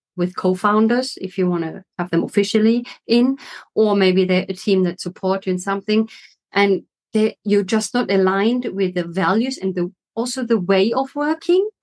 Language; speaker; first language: English; non-native, fluent; German